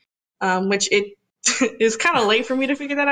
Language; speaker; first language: English; early bilingual, other home language; Spanish